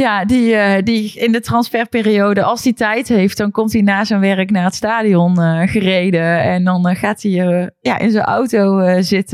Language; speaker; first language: Dutch; native; Dutch